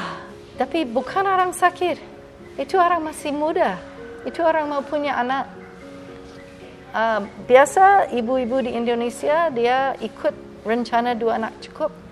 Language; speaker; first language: Indonesian; non-native, fluent; English